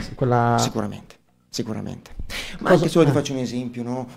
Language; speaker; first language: Italian; native; Italian